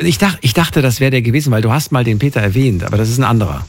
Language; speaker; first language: German; native; German